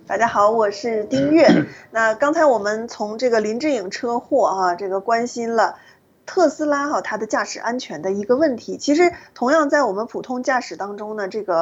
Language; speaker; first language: Chinese; native; Chinese